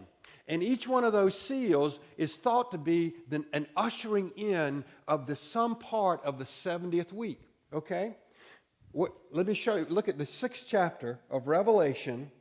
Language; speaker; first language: English; native; English